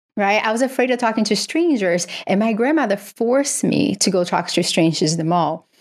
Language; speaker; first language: English; non-native, fluent; Portuguese